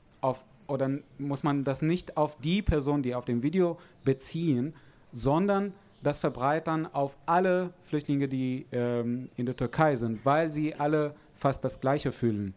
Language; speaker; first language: German; non-native, fluent; Arabic